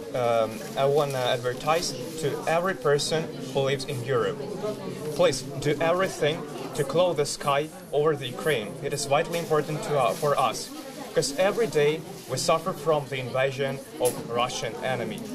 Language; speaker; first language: English; non-native, learner; Ukrainian